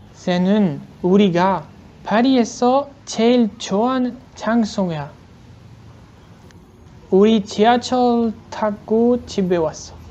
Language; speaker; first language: Korean; non-native, learner; French